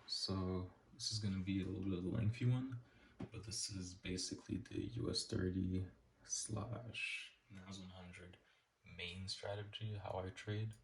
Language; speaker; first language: English; native; English